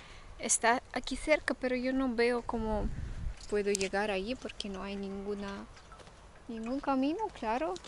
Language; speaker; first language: Spanish; non-native, fluent; Russian